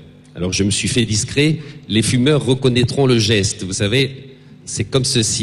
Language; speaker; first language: French; native; French